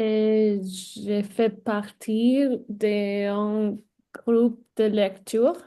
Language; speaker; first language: French; non-native, learner; Spanish